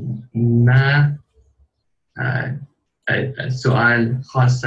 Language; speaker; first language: Arabic; non-native, learner; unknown